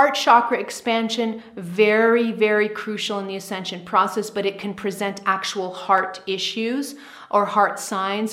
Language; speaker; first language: English; native; English